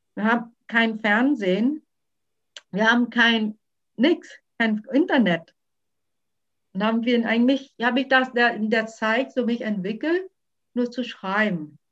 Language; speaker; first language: German; non-native, fluent; Vietnamese